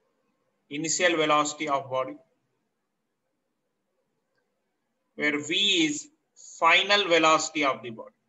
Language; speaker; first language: English; non-native, local second language; Telugu